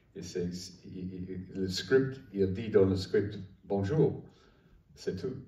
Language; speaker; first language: French; non-native, learner; English